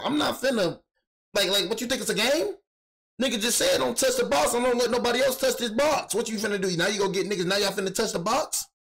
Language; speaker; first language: English; native; English